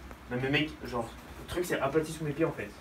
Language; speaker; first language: French; native; French